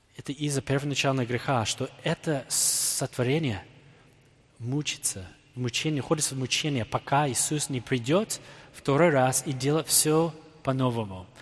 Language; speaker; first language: Russian; non-native, fluent; English